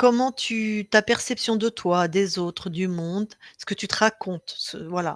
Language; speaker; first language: French; native; French